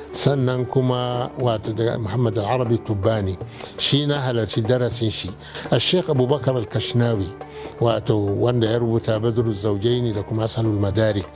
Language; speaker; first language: Hausa; non-native, local second language; Arabic